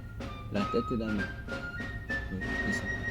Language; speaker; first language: French; non-native, learner; Korean